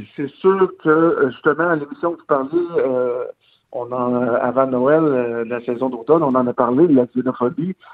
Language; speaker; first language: French; native; French